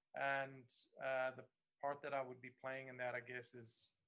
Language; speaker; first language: English; native; English